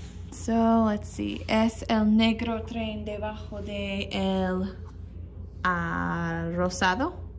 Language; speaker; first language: Spanish; non-native, learner; English